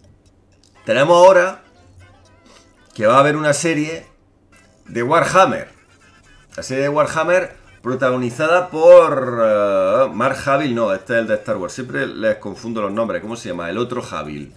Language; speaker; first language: Spanish; native; Spanish